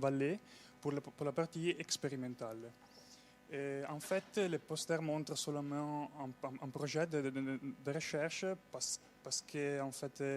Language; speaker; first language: French; non-native, fluent; Italian